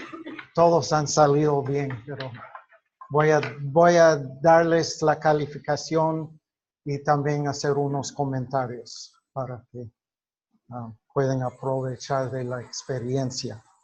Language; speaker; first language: Spanish; non-native, fluent; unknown